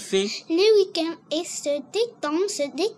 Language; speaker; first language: French; non-native, learner; Arabic